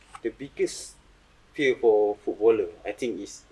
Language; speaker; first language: English; non-native, fluent; Malay